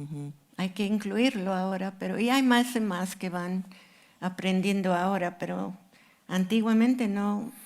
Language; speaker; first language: Spanish; non-native, fluent; English